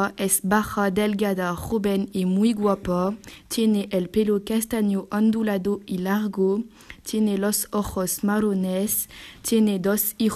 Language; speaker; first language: Spanish; non-native, learner; French